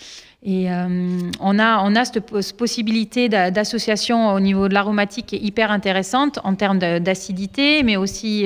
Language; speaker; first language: French; native; French